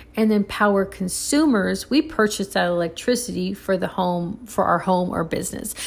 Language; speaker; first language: English; early bilingual, other home language; Spanish